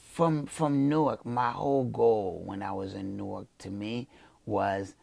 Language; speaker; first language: English; early bilingual, other home language; Haitian Creole